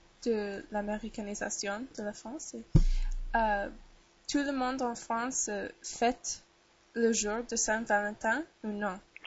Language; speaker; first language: French; non-native, learner; English